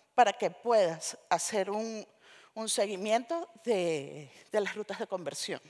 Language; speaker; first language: Spanish; native; Spanish